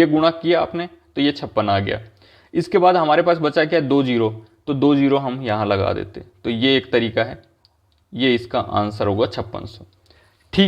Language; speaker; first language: Hindi; native; Hindi